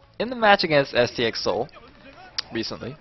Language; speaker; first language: English; native; English